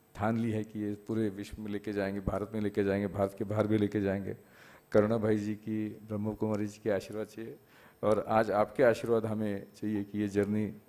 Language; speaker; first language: Hindi; non-native, local second language; Marathi